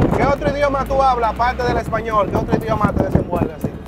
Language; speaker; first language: Spanish; native; Spanish